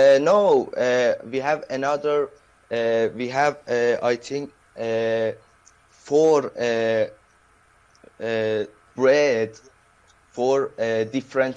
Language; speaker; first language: English; non-native, learner; Persian